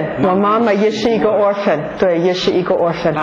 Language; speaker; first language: Chinese; non-native, fluent; English